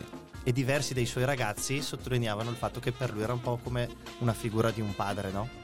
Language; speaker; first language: Italian; native; Italian